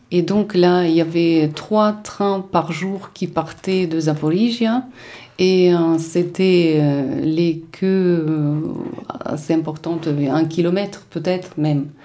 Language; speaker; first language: French; non-native, fluent; Russian